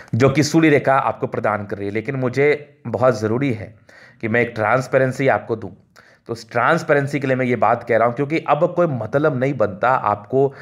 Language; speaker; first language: Hindi; native; Hindi